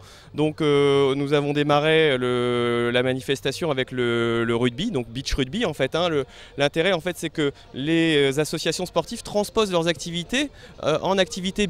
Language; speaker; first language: French; native; French